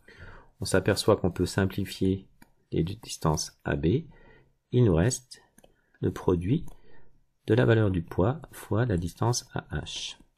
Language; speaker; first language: French; native; French